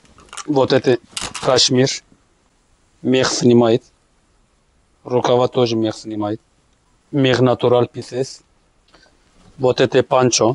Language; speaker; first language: Russian; non-native, learner; Turkish